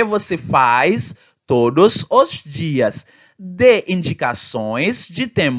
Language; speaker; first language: Portuguese; non-native, fluent; Haitian Creole